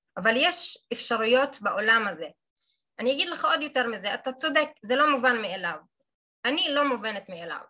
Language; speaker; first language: Hebrew; non-native, local second language; Arabic